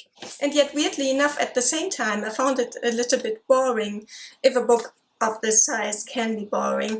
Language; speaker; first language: English; non-native, fluent; German